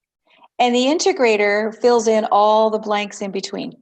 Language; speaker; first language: English; native; English